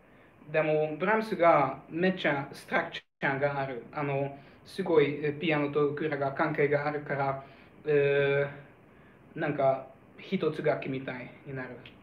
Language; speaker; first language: Japanese; non-native, fluent; Hungarian